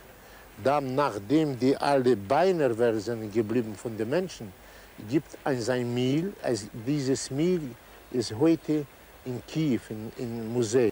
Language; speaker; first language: German; non-native, learner; Yiddish